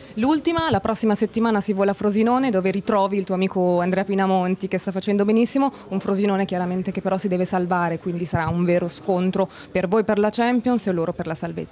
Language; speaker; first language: Italian; native; Italian